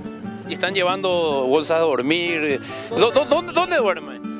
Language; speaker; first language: Spanish; native; Spanish